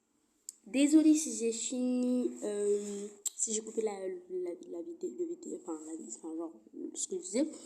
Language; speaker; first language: French; native; French